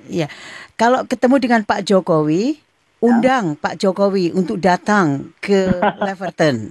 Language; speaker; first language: Indonesian; native; Indonesian